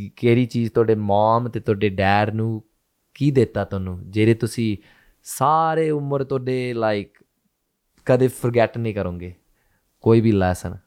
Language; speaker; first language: Punjabi; early bilingual, heritage; Punjabi